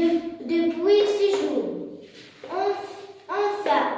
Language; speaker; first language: French; non-native, learner; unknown